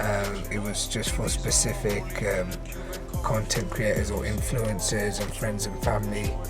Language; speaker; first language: English; native; English